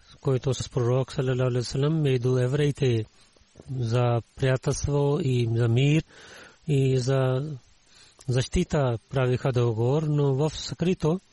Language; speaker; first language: Bulgarian; non-native, learner; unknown